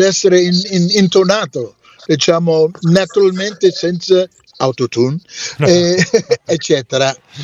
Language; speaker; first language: Italian; non-native, fluent; English